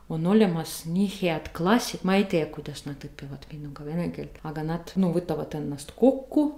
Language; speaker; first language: Estonian; non-native, learner; Russian